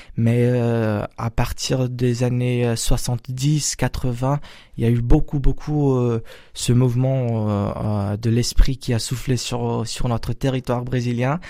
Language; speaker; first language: French; non-native, fluent; Portuguese